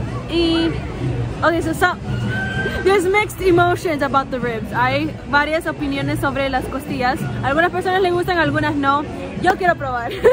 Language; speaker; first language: English; early bilingual, other home language; Spanish